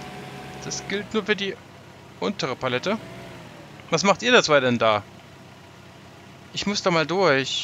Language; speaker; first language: German; native; German